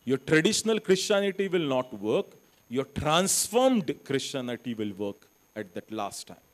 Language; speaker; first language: English; non-native, local second language; Marathi